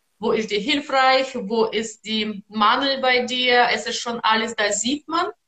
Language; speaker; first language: German; non-native, learner; Russian